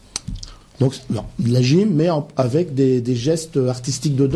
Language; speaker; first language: French; native; French